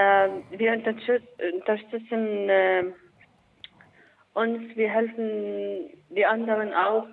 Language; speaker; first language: German; non-native, learner; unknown